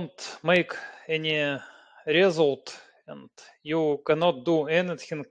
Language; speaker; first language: English; non-native, learner; Russian